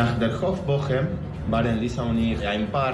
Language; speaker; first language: German; non-native, learner; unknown